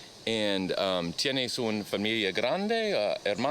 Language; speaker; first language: Spanish; non-native, learner; English